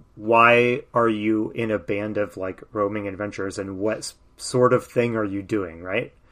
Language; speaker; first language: English; native; English